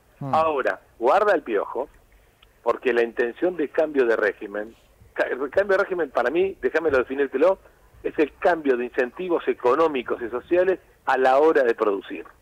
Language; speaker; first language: Spanish; native; Spanish